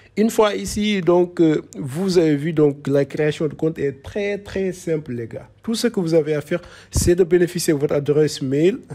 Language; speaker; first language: French; non-native, local second language; Wolof